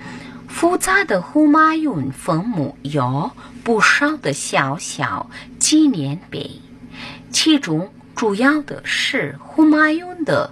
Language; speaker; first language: Chinese; non-native, learner; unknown